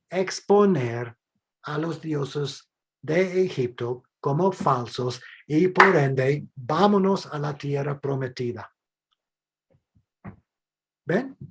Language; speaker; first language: Spanish; non-native, fluent; English